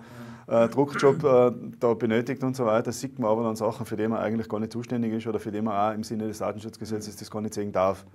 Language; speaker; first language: German; native; German